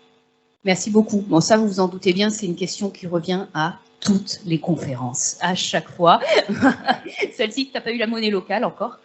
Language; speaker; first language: French; native; French